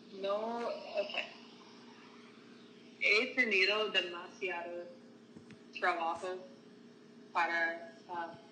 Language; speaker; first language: Spanish; non-native, learner; English